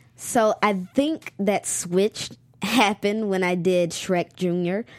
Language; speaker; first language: English; native; English